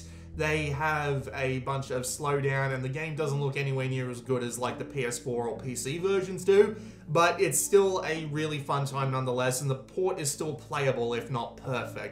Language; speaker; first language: English; native; English